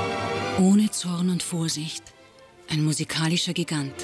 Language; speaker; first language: German; native; German